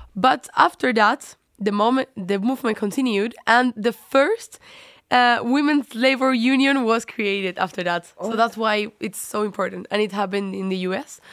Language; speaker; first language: English; non-native, fluent; Spanish